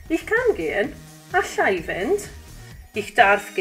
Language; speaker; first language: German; non-native, fluent; Welsh